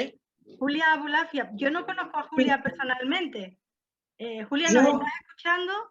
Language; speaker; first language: Spanish; native; Spanish